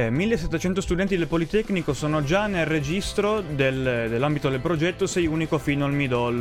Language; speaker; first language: Italian; native; Italian